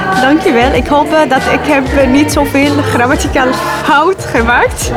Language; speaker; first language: Dutch; non-native, learner; Arabic